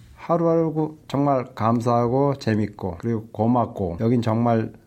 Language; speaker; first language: Korean; native; Korean